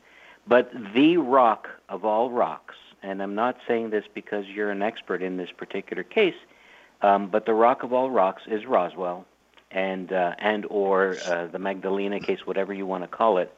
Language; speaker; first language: English; native; English